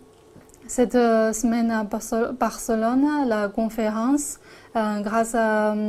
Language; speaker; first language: French; non-native, fluent; Chinese